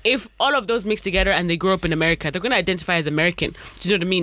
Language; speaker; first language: English; native; English